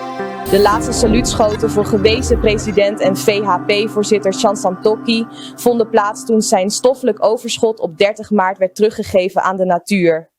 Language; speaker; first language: Dutch; native; Dutch